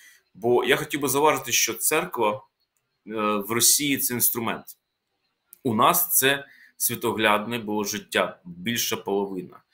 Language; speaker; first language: Ukrainian; native; Ukrainian